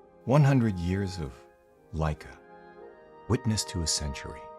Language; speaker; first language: English; native; English